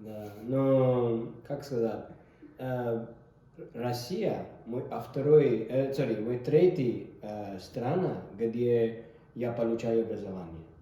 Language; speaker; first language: Russian; non-native, learner; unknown